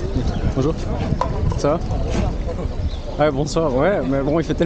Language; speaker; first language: French; native; French